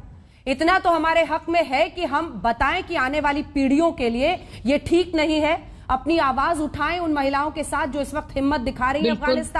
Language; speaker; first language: Hindi; native; Hindi